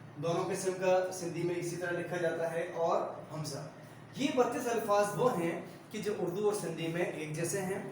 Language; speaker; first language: Urdu; native; Urdu